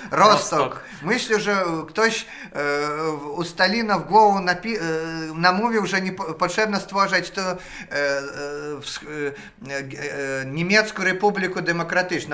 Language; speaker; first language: Polish; non-native, fluent; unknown